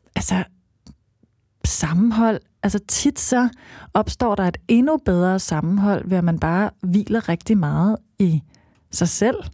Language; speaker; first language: Danish; native; Danish